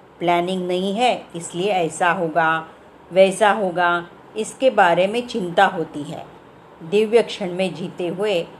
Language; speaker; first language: Hindi; non-native, local second language; Marathi